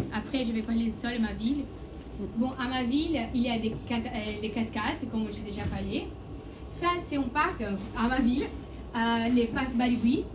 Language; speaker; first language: French; non-native, learner; Portuguese